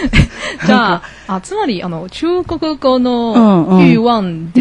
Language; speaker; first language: Japanese; non-native, learner; Chinese